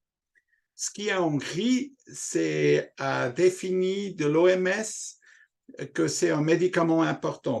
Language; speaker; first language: French; non-native, local second language; German